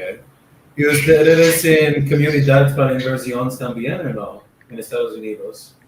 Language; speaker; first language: Spanish; non-native, learner; English